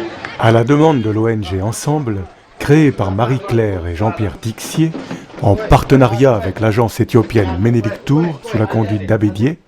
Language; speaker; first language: French; native; French